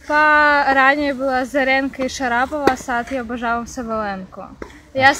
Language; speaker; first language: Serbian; non-native, learner; Belarusian